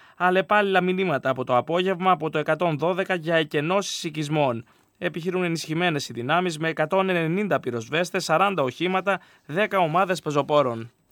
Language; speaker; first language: Greek; native; Greek